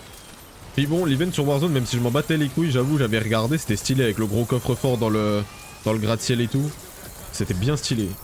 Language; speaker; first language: French; native; French